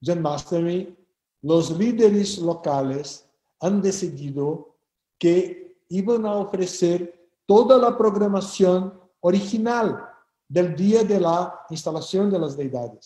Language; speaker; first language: Spanish; non-native, fluent; Portuguese